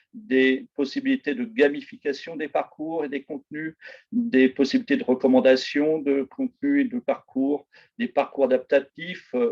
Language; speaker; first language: French; native; French